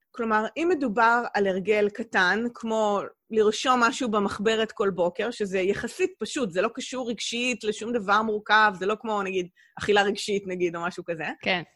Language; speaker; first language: Hebrew; native; Hebrew